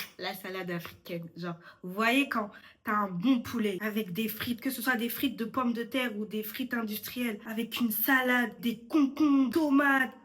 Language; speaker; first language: French; early bilingual, other home language; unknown